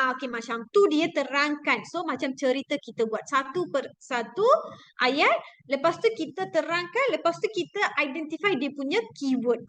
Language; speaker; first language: Malay; non-native, local second language; Tamil